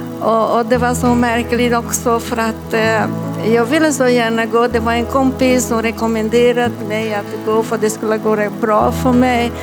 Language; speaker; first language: Swedish; non-native, fluent; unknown